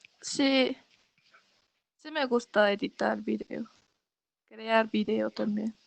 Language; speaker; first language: Spanish; non-native, learner; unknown